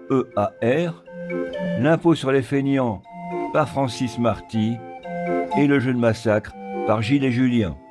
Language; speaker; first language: French; native; French